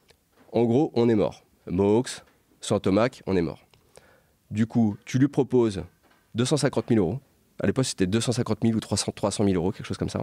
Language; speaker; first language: French; native; French